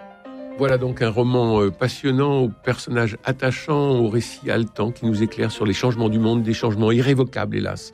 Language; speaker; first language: French; native; French